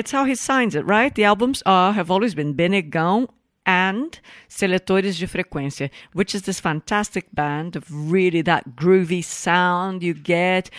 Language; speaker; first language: English; non-native, fluent; Portuguese